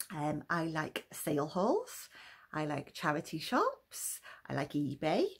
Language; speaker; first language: English; native; English